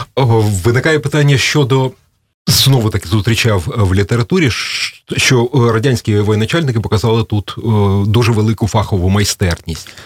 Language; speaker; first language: Ukrainian; native; Ukrainian